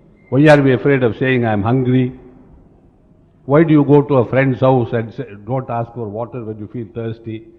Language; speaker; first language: English; non-native, local second language; Tamil